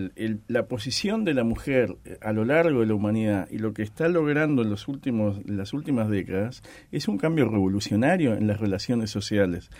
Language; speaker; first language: Spanish; native; Spanish